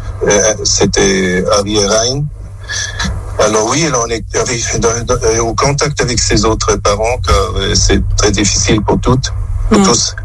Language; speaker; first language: French; non-native, local second language; German